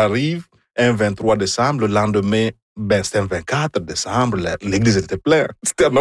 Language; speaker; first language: French; non-native, fluent; Igbo